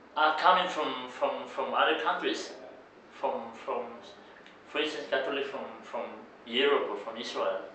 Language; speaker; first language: English; non-native, learner; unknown